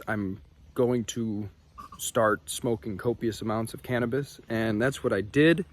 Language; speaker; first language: English; native; English